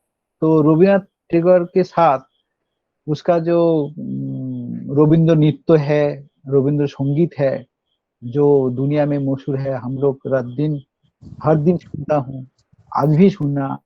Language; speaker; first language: Hindi; non-native, local second language; Bangla